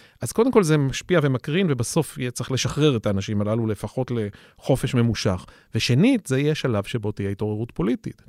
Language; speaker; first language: Hebrew; native; Hebrew